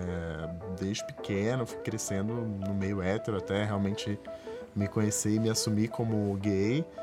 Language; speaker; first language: Portuguese; native; Portuguese